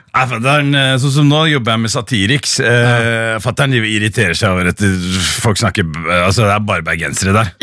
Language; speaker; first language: Norwegian; early bilingual, other home language; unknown